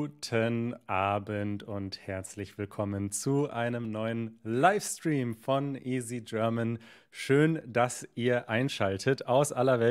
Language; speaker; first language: German; native; German